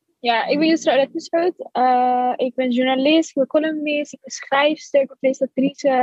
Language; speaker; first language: Dutch; early bilingual, other home language; Arabic